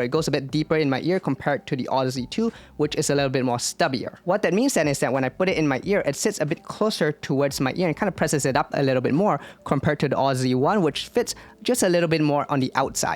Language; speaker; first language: English; native; English